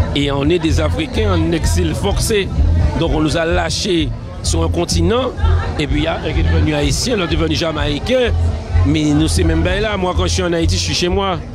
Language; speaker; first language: French; native; French